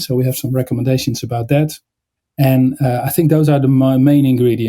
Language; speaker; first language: English; non-native, fluent; Dutch